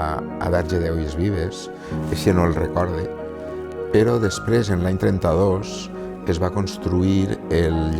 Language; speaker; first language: Catalan; native; Catalan